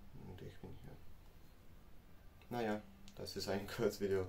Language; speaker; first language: German; non-native, learner; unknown